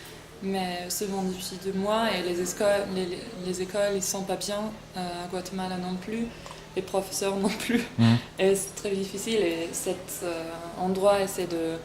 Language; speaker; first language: French; non-native, fluent; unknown